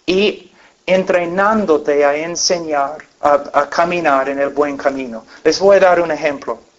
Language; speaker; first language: Spanish; non-native, fluent; English